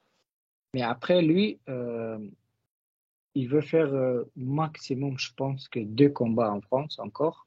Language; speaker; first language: French; non-native, learner; Russian